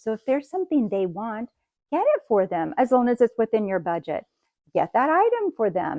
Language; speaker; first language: English; native; English